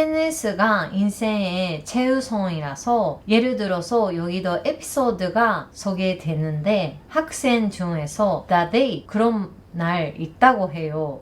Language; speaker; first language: Korean; non-native, learner; Japanese